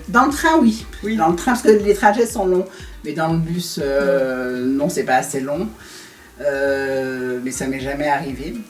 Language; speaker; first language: French; native; French